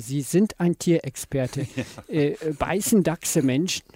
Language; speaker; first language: German; native; German